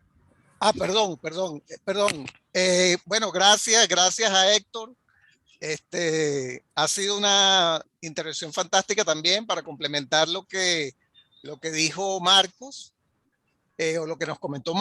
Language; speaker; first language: Spanish; native; Spanish